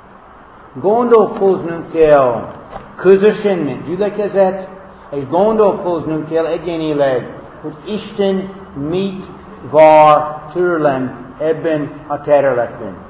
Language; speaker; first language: Hungarian; non-native, fluent; English